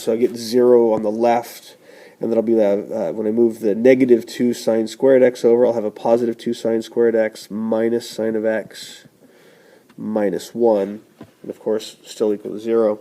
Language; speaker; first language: English; native; English